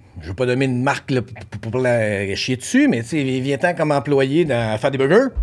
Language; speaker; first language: French; native; French